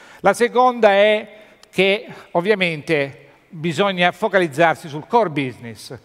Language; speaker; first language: Italian; native; Italian